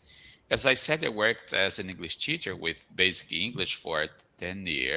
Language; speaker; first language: English; non-native, fluent; Portuguese